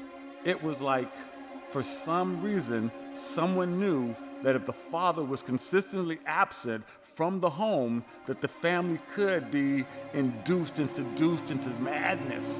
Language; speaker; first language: English; native; English